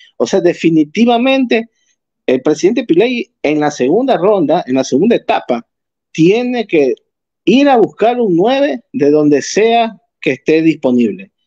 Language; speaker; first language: Spanish; native; Spanish